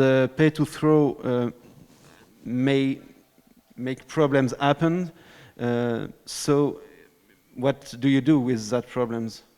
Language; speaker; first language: English; non-native, fluent; French